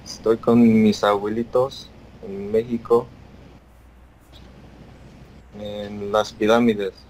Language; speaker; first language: Spanish; early bilingual, heritage; Spanish